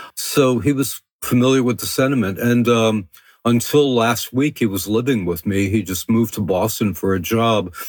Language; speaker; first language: English; early bilingual, other home language; French